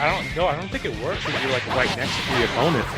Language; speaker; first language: English; native; English